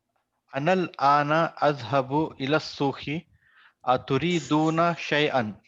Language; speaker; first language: Arabic; non-native, learner; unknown